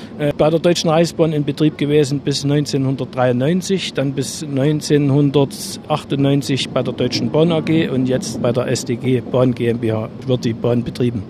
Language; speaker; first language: German; native; German